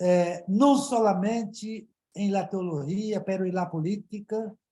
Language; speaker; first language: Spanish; non-native, learner; Portuguese